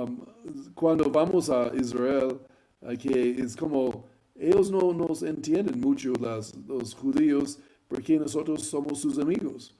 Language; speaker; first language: Spanish; non-native, fluent; English